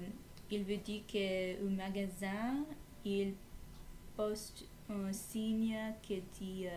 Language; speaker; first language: French; non-native, learner; English